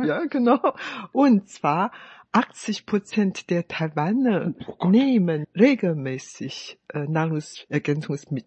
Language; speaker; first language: German; non-native, fluent; Chinese